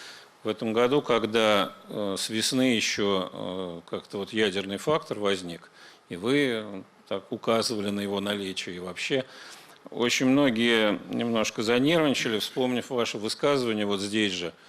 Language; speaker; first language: Russian; native; Russian